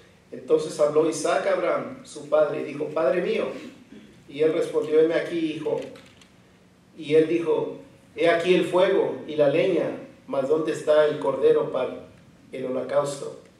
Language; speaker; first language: Spanish; native; Spanish